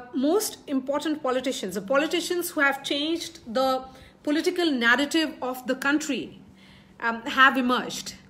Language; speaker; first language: English; non-native, local second language; Hindi